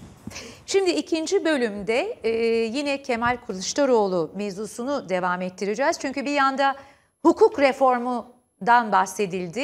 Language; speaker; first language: Turkish; native; Turkish